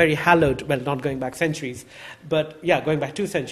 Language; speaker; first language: English; non-native, local second language; Bangla